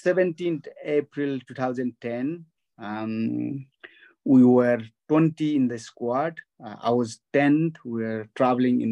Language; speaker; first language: English; non-native, local second language; Nepali